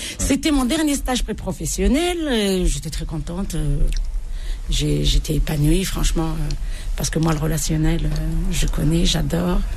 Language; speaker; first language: French; non-native, local second language; Arabic